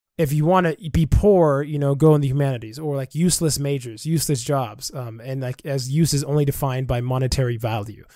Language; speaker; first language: English; native; English